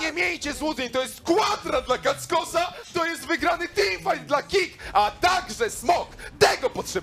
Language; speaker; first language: Polish; native; Polish